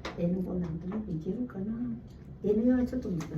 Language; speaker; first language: Japanese; native; Japanese